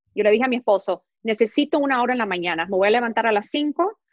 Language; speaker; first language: Spanish; early bilingual, heritage; Spanish